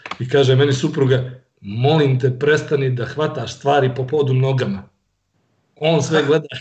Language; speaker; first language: Serbian; native; Serbian